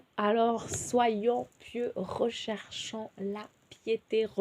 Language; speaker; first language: French; native; French